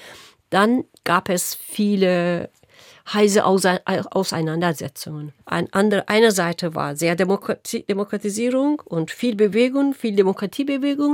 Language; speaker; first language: German; non-native, local second language; Turkish